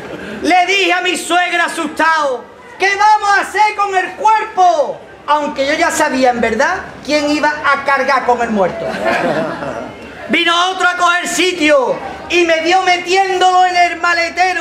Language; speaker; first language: Spanish; native; Spanish